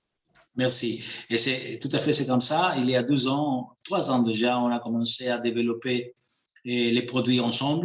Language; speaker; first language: French; non-native, fluent; Spanish